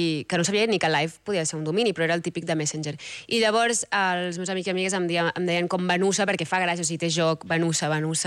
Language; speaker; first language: Catalan; native; Catalan